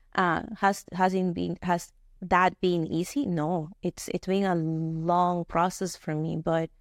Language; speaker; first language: English; non-native, fluent; Spanish